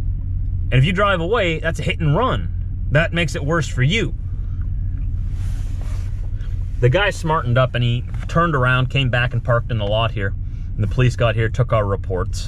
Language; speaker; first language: English; native; English